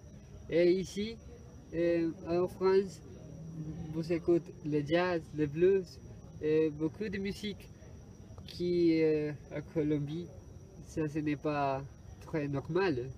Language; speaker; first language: French; non-native, learner; Spanish